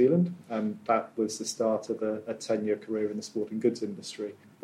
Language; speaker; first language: English; native; English